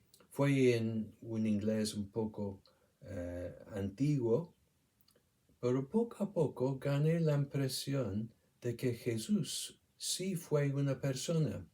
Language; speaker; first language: Spanish; non-native, fluent; English